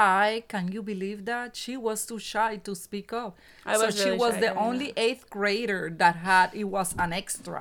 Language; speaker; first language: English; non-native, fluent; Spanish